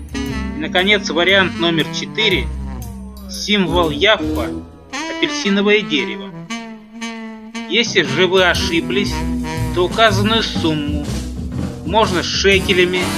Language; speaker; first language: Russian; native; Russian